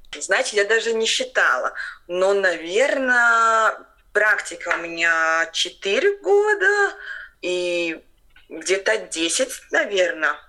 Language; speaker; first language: Russian; non-native, local second language; Latvian